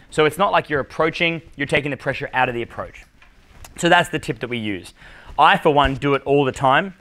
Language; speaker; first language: English; native; English